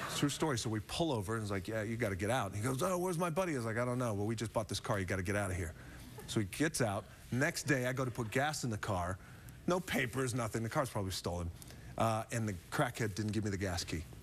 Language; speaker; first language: English; native; English